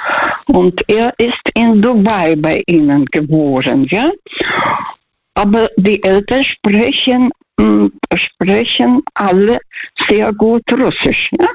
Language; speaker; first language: German; non-native, fluent; Russian